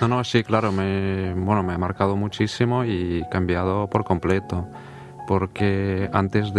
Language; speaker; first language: Spanish; non-native, fluent; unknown